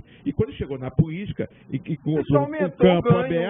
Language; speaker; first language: Portuguese; native; Portuguese